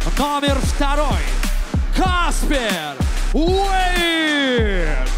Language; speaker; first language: Russian; native; Russian